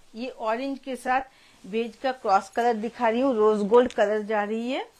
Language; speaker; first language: Hindi; non-native, local second language; Bangla